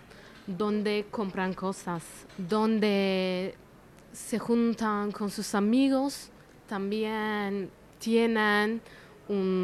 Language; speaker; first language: Spanish; non-native, fluent; Turkish